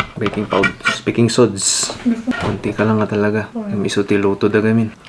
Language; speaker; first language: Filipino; non-native, local second language; Iloko